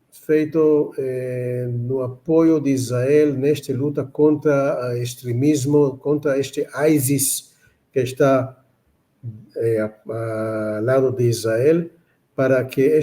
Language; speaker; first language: Portuguese; non-native, fluent; Hebrew